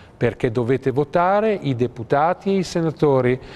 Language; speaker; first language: Italian; native; Italian